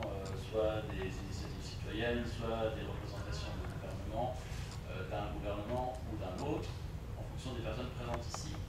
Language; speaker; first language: French; native; French